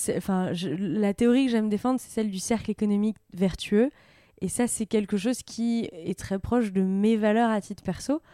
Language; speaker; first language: French; native; French